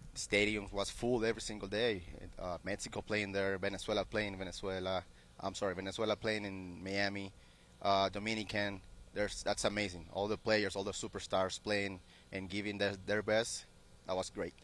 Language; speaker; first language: English; non-native, learner; Spanish